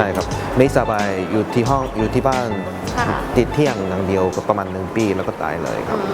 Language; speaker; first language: Thai; non-native, learner; Korean